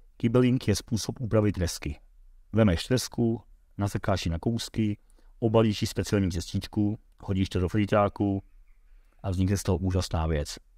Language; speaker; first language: Czech; early bilingual, heritage; Dutch